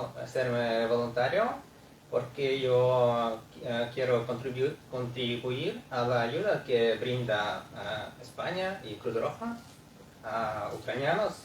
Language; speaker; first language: Spanish; non-native, fluent; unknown